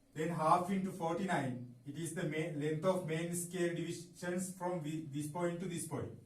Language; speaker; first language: English; non-native, local second language; Sinhala